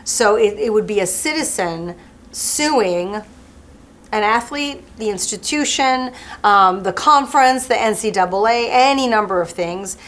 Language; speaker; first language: English; early bilingual, other home language; French